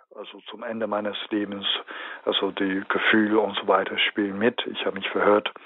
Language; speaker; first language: German; non-native, fluent; Chinese